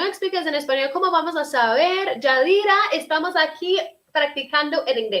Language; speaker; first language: Spanish; non-native, fluent; English